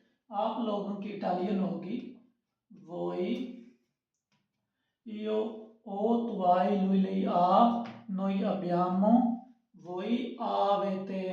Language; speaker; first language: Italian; non-native, learner; Urdu